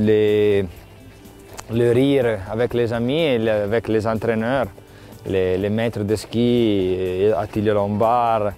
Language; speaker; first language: French; non-native, local second language; Italian